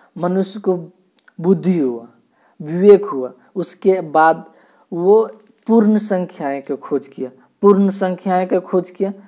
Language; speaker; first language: Hindi; native; Hindi